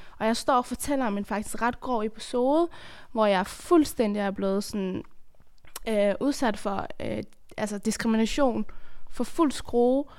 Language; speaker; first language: Danish; early bilingual, other home language; Persian